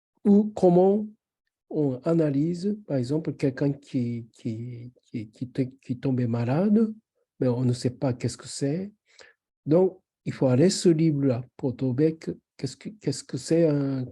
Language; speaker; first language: French; non-native, fluent; Japanese